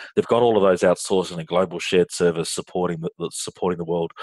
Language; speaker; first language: English; native; English